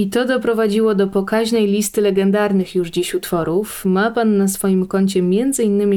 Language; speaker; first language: Polish; native; Polish